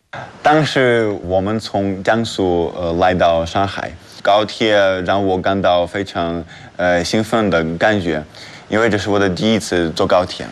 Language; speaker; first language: Chinese; non-native, fluent; Russian